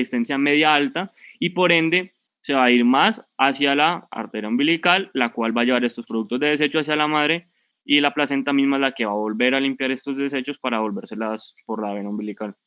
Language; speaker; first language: Spanish; native; Spanish